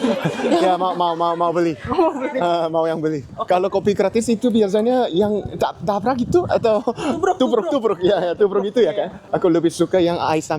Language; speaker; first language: Indonesian; non-native, learner; Korean